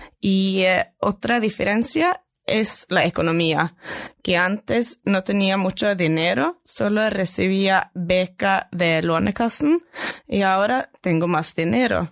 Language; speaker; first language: Spanish; non-native, fluent; Norwegian